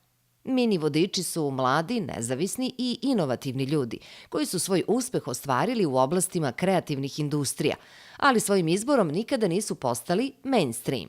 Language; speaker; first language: Serbian; native; Serbian